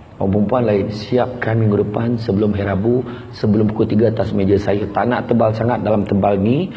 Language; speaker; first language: Malay; native; Malay